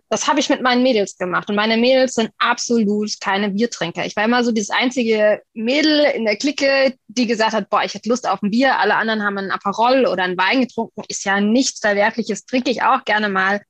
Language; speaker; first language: German; native; German